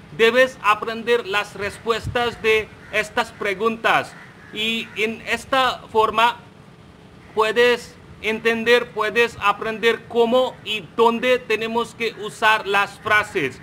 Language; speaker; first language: Spanish; non-native, fluent; Hindi